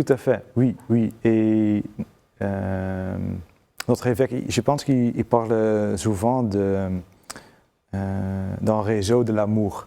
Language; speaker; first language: French; non-native, fluent; Dutch